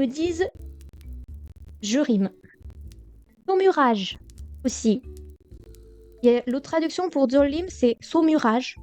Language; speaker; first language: French; native; French